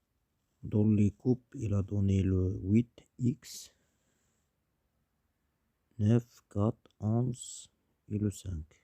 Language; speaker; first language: French; non-native, learner; Arabic